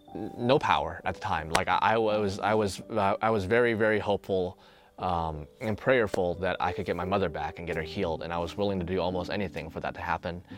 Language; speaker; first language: English; native; English